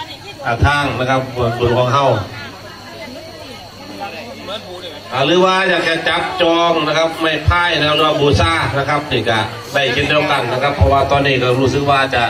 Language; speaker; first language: Thai; non-native, local second language; Northeastern Thai